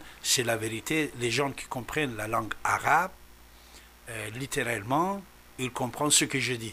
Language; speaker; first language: French; non-native, fluent; Persian